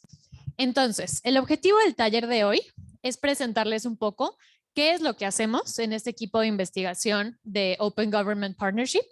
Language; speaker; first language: Spanish; native; Spanish